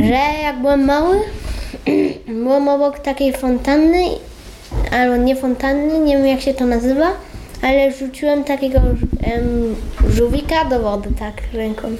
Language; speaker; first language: Polish; early bilingual, heritage; Polish